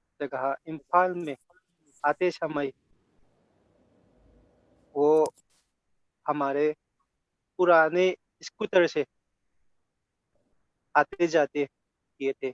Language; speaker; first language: Hindi; non-native, local second language; Manipuri